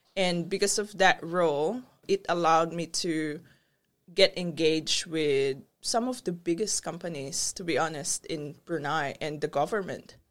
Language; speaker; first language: English; non-native, local second language; Filipino